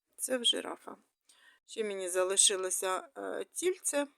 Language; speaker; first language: Ukrainian; non-native, local second language; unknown